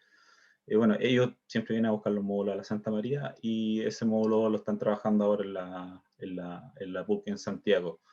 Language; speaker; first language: Spanish; native; Spanish